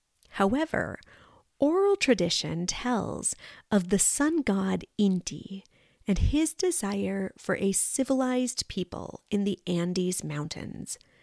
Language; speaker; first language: English; native; English